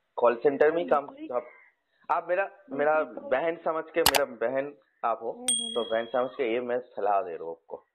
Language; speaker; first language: Hindi; non-native, local second language; Bangla